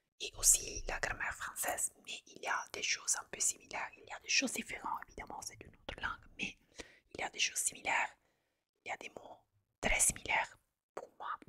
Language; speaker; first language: French; non-native, fluent; Italian